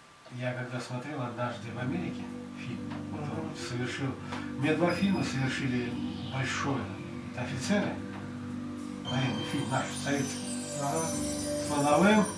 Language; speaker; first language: Russian; native; Russian